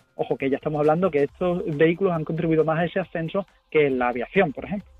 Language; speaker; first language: Spanish; native; Spanish